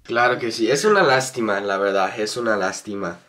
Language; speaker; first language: Spanish; non-native, fluent; English